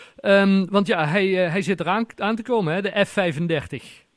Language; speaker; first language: Dutch; native; Dutch